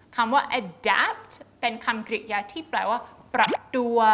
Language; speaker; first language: Thai; native; Thai